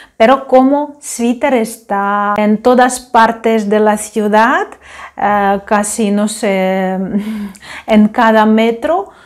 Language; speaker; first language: Spanish; non-native, fluent; Ukrainian